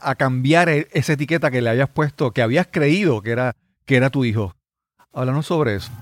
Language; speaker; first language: Spanish; native; Spanish